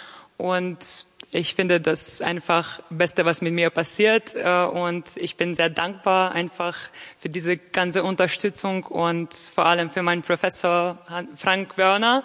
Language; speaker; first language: German; non-native, fluent; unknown